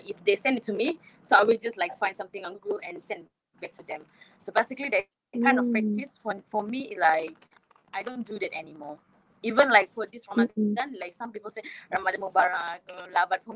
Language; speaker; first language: English; non-native, local second language; Malay